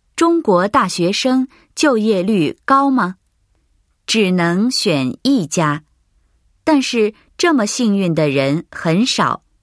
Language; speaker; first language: Chinese; non-native, learner; Japanese